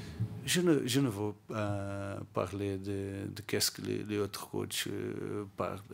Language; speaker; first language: French; non-native, learner; Portuguese